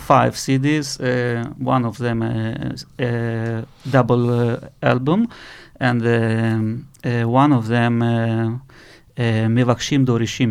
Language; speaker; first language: English; non-native, learner; Russian